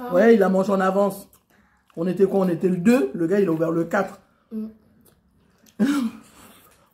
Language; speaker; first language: French; native; French